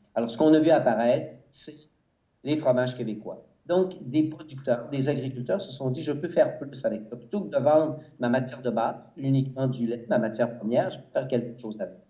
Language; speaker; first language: French; native; French